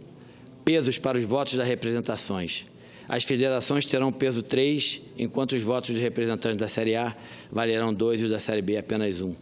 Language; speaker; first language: Portuguese; native; Portuguese